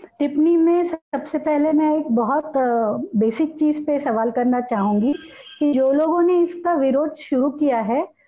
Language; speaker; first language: Hindi; non-native, local second language; Marathi